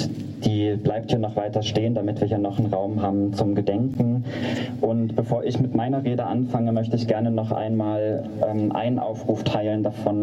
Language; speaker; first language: German; native; German